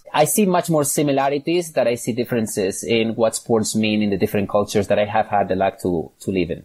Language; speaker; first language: English; non-native, fluent; Catalan